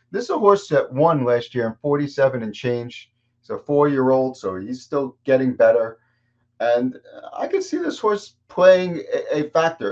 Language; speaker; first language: English; native; English